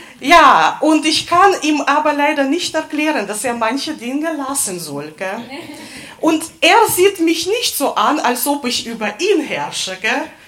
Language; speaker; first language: German; non-native, fluent; Russian